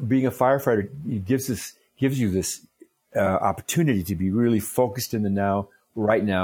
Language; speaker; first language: English; native; English